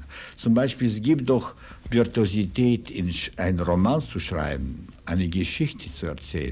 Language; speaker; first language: German; non-native, fluent; Russian